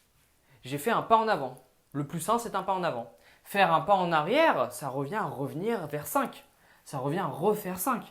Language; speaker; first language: French; native; French